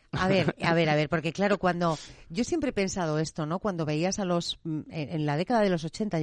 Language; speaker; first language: Spanish; native; Spanish